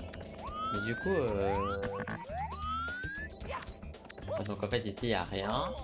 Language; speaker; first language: French; native; French